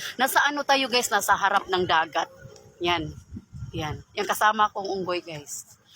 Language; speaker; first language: Filipino; non-native, local second language; Cebuano